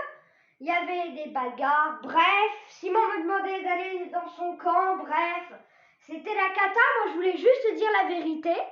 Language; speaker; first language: French; native; French